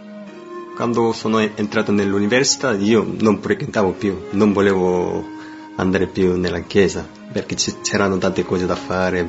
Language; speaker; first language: Italian; non-native, fluent; Korean